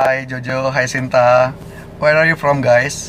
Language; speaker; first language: English; non-native, learner; Indonesian